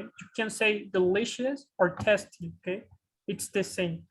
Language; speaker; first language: English; non-native, fluent; Spanish